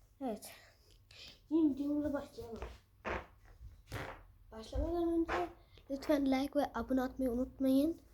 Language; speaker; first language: Turkish; early bilingual, heritage; Turkish